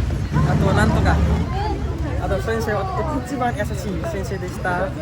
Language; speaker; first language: Japanese; non-native, learner; Nepali